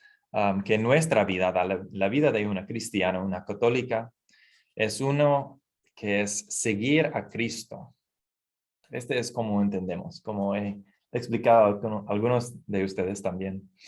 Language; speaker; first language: Spanish; non-native, fluent; English